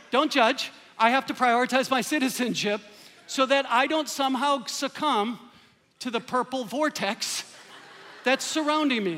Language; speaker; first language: English; native; English